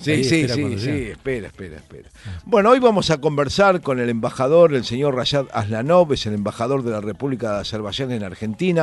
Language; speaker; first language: Spanish; native; Spanish